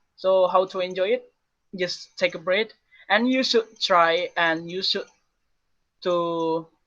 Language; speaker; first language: English; non-native, learner; Indonesian